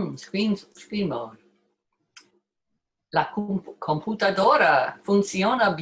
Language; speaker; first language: Spanish; non-native, learner; English